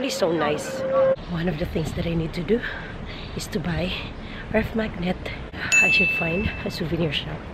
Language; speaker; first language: English; non-native, local second language; Filipino